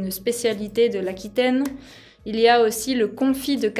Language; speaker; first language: French; non-native, fluent; Spanish